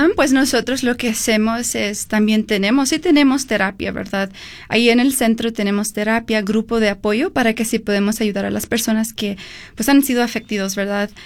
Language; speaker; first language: Spanish; early bilingual, heritage; Spanish